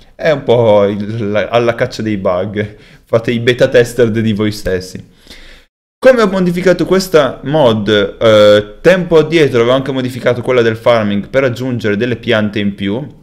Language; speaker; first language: Italian; native; Italian